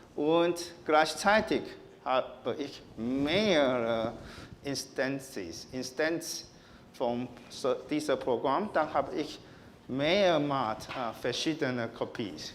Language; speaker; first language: German; non-native, learner; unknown